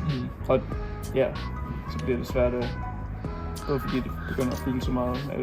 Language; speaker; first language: Danish; native; Danish